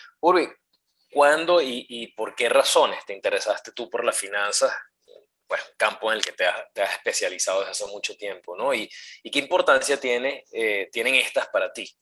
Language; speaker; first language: Spanish; native; Spanish